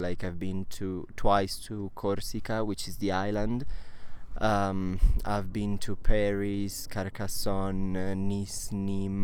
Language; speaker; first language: English; non-native, fluent; Italian